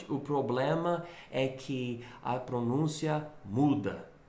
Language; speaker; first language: Portuguese; non-native, fluent; English